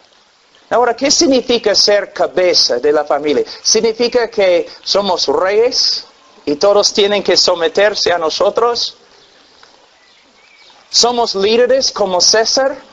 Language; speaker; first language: Spanish; non-native, fluent; English